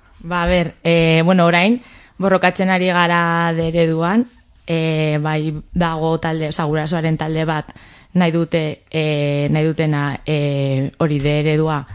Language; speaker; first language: Basque; non-native, local second language; Spanish